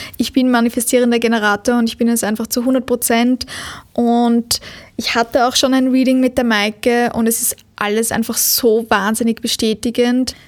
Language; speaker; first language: German; native; German